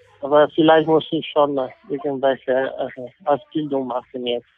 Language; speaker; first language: German; non-native, learner; English